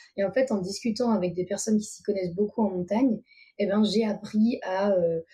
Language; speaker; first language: French; native; French